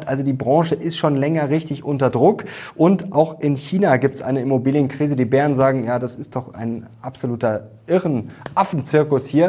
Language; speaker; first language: German; native; German